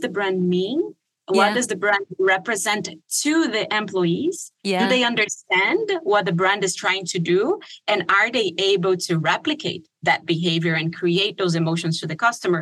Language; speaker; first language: English; non-native, fluent; Portuguese